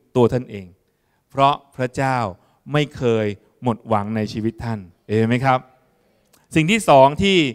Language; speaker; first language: Thai; native; Thai